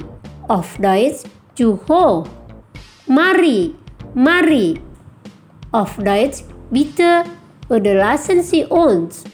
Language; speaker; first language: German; non-native, fluent; Indonesian